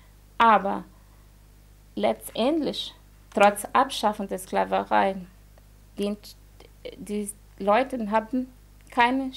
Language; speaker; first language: German; non-native, fluent; Portuguese